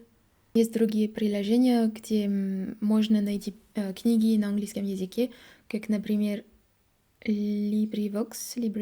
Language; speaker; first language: Russian; non-native, learner; French